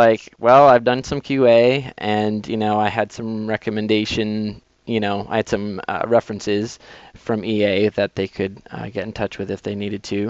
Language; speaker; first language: English; native; English